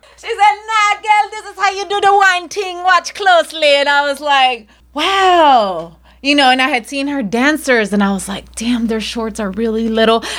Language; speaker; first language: English; native; English